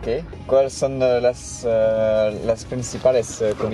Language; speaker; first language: Spanish; non-native, learner; French